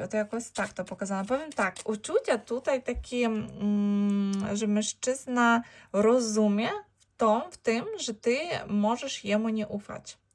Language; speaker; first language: Polish; non-native, learner; Ukrainian